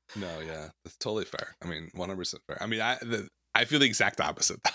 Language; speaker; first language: English; native; English